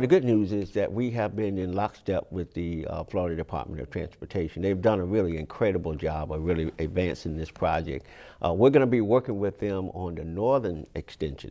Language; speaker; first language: English; native; English